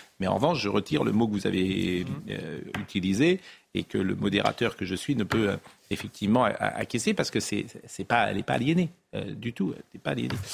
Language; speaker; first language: French; native; French